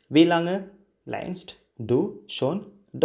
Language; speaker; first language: German; non-native, learner; Tamil